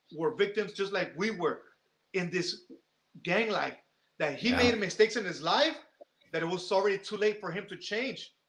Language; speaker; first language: English; native; English